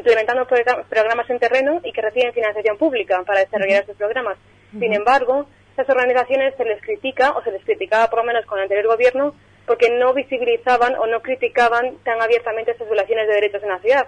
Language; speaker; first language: Spanish; native; Spanish